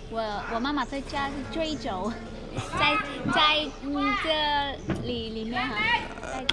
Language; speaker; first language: Chinese; non-native, learner; Vietnamese